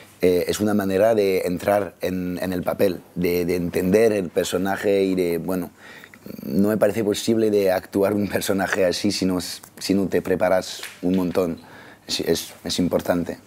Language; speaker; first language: Spanish; non-native, fluent; French